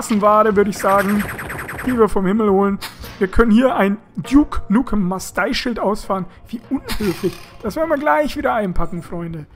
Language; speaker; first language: German; native; German